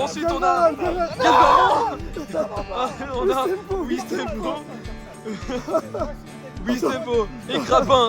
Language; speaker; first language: French; native; French